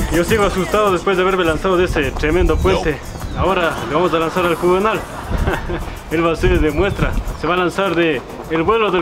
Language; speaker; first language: Spanish; native; Spanish